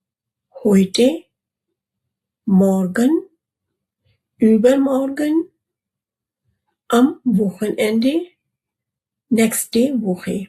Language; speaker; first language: German; non-native, fluent; Urdu